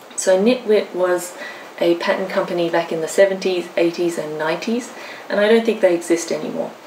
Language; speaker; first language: English; native; English